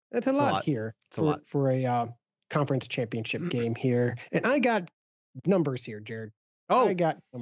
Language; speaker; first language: English; native; English